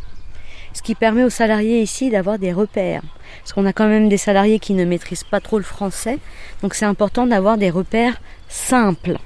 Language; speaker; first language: French; native; French